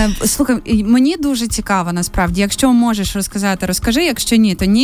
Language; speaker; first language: Ukrainian; native; Ukrainian